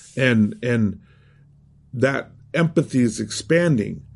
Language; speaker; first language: English; early bilingual, other home language; Spanish